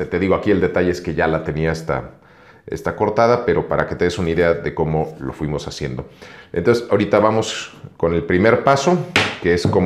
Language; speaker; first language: Spanish; native; Spanish